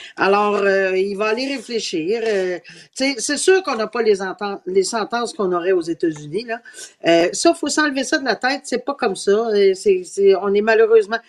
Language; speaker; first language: French; native; French